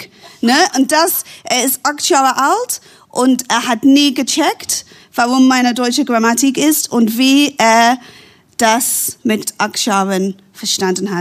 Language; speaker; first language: German; non-native, fluent; English